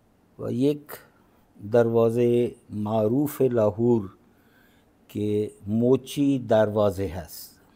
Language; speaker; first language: Persian; non-native, fluent; Punjabi